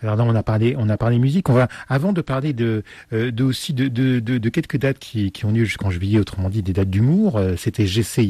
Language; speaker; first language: French; native; French